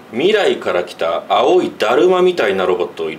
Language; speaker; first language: Japanese; native; Japanese